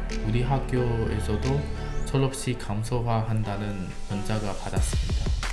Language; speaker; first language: Korean; non-native, learner; Chinese